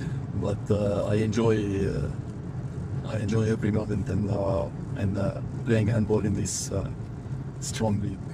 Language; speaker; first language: English; non-native, fluent; Arabic